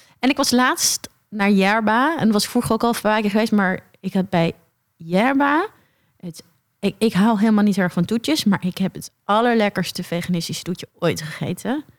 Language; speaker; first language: Dutch; native; Dutch